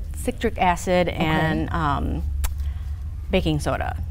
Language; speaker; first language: English; native; English